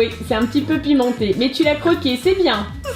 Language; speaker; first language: French; native; French